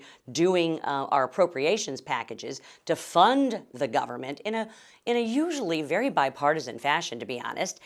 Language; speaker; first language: English; native; English